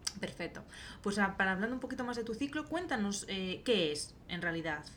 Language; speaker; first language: Spanish; native; Spanish